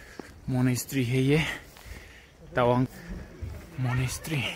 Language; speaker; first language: Hindi; non-native, local second language; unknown